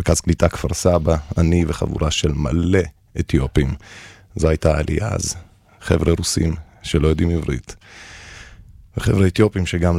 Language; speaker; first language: Hebrew; early bilingual, other home language; Russian